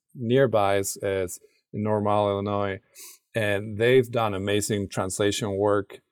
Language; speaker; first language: English; non-native, fluent; Spanish